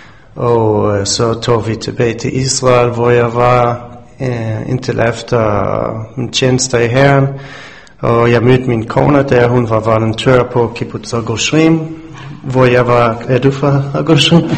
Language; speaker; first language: Danish; non-native, fluent; English